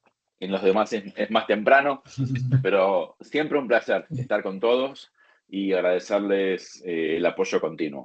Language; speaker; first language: Spanish; native; Spanish